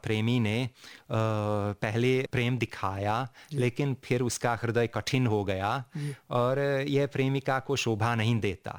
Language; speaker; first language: Hindi; non-native, fluent; Hungarian